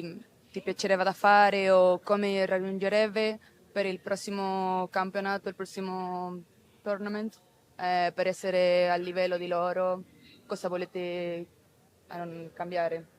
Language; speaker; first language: Italian; non-native, learner; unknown